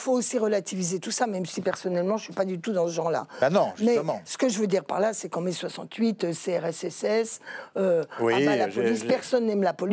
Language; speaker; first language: French; native; French